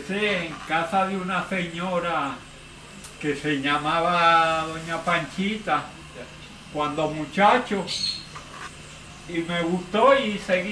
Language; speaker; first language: Spanish; native; Spanish